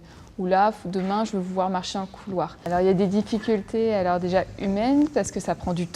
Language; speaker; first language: French; native; French